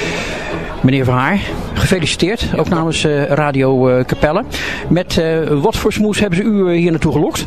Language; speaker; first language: Dutch; native; Dutch